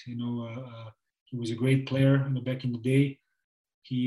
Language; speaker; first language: English; non-native, fluent; Serbian